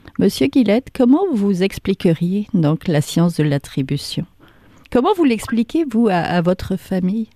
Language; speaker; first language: French; native; French